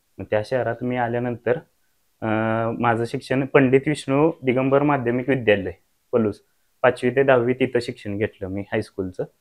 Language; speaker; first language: Marathi; native; Marathi